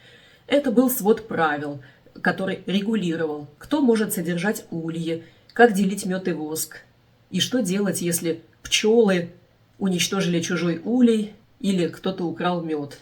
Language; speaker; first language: Russian; native; Russian